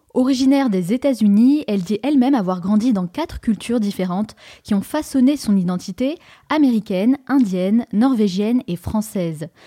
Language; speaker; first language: French; native; French